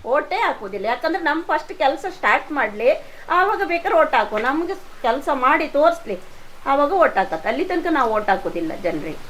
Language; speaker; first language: Kannada; native; Kannada